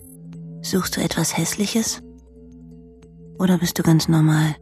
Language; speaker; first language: German; native; German